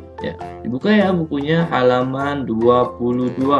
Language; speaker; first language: English; non-native, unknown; Indonesian